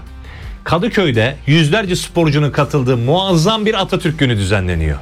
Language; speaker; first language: Turkish; native; Turkish